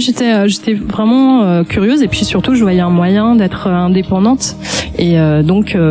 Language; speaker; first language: French; native; French